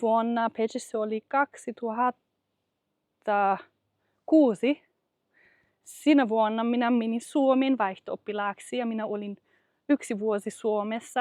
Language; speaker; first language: Finnish; non-native, fluent; German